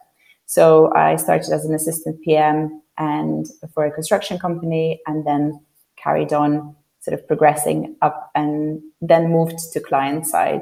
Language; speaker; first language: English; non-native, fluent; Polish